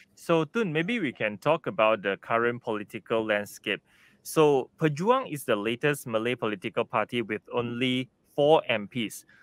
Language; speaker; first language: English; non-native, local second language; Chinese